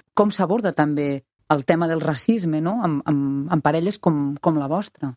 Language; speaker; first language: Catalan; native; Catalan